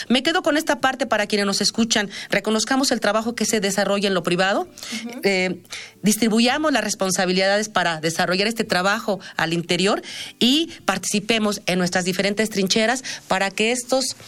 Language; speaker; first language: Spanish; native; Spanish